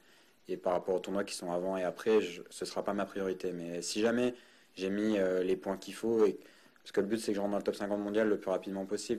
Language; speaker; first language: French; native; French